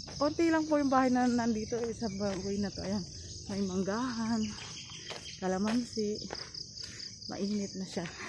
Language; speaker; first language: Filipino; native; Filipino